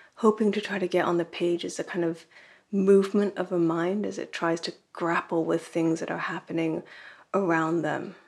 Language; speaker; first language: English; native; English